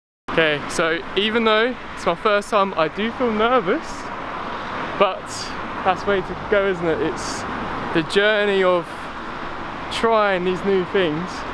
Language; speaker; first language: English; native; English